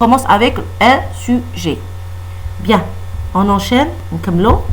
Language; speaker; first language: French; non-native, local second language; Arabic